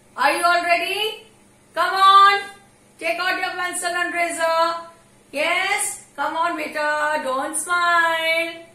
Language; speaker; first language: English; non-native, local second language; Hindi